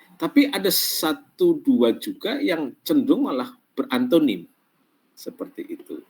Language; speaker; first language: Indonesian; non-native, local second language; Javanese